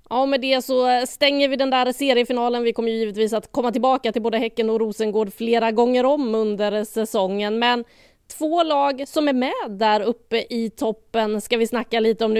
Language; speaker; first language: Swedish; native; Swedish